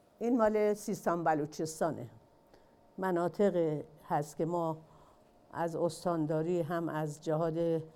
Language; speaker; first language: Persian; native; Persian